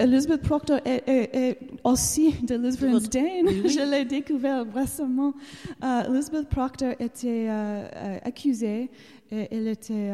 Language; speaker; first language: French; non-native, learner; English